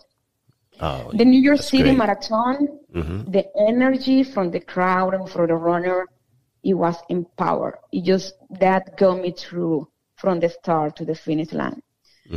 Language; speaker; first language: English; non-native, fluent; Spanish